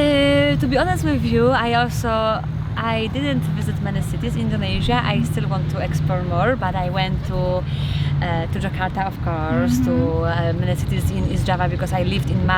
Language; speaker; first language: English; non-native, fluent; Polish